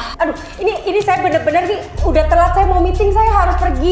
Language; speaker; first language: Indonesian; native; Indonesian